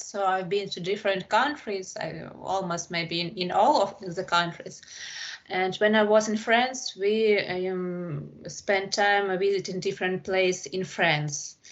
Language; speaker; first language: English; non-native, learner; Ukrainian